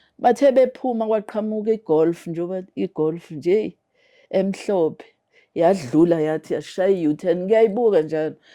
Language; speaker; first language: Zulu; native; Zulu